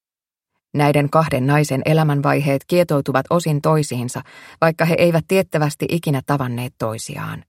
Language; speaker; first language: Finnish; native; Finnish